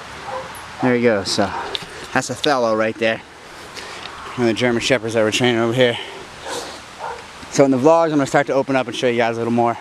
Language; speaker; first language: English; native; English